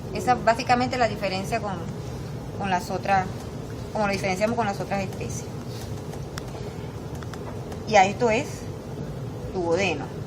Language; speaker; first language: Spanish; native; Spanish